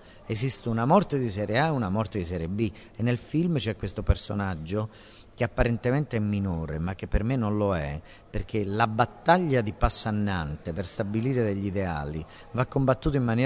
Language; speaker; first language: Italian; native; Italian